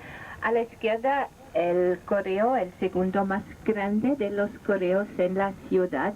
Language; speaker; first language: Spanish; non-native, fluent; German